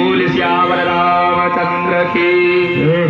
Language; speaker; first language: Hindi; native; Hindi